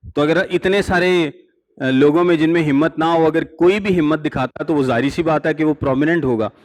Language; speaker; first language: Urdu; non-native, local second language; Punjabi